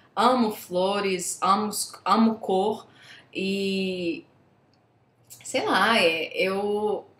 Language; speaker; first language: Portuguese; native; Portuguese